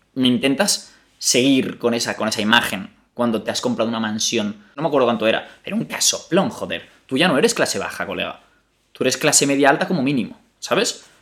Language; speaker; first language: Spanish; native; Spanish